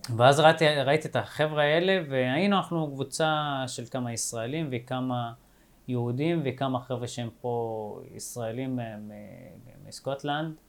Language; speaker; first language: Hebrew; non-native, local second language; Arabic